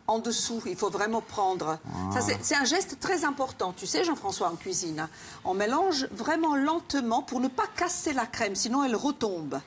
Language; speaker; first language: French; native; French